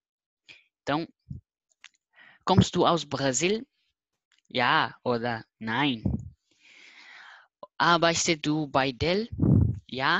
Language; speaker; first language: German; non-native, learner; Portuguese